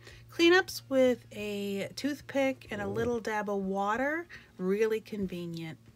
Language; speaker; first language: English; native; English